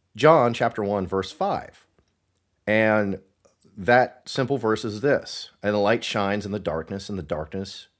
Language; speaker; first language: English; native; English